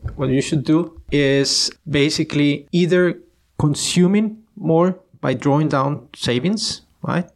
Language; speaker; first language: English; non-native, fluent; Spanish